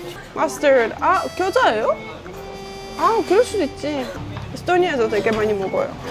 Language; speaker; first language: Korean; non-native, fluent; Estonian